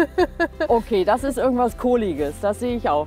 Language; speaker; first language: German; native; German